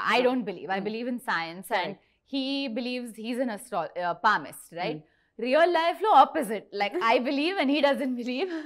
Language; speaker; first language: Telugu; non-native, learner; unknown